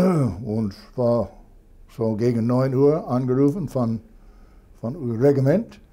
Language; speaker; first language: German; non-native, learner; English